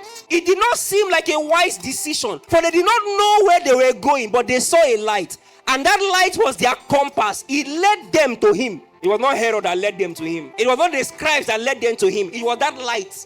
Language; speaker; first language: English; non-native, local second language; Yoruba